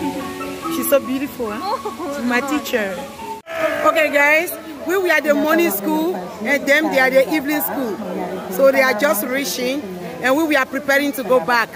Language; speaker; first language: English; non-native, learner; French